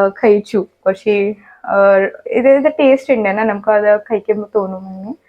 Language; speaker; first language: Malayalam; non-native, learner; Hindi